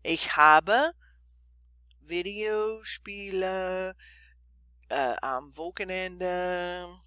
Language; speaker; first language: German; non-native, fluent; English